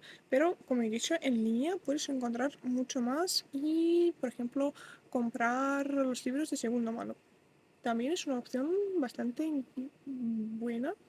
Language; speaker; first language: Spanish; non-native, fluent; Russian